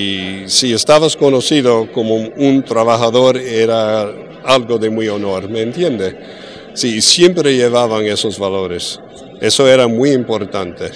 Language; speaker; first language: Spanish; early bilingual, heritage; English